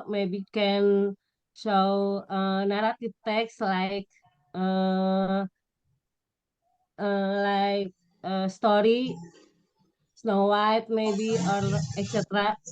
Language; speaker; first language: English; non-native, learner; Indonesian